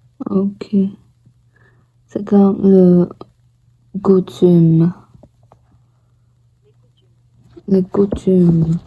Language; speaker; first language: French; non-native, learner; Portuguese